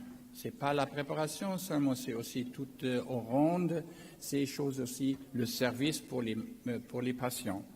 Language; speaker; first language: French; non-native, learner; German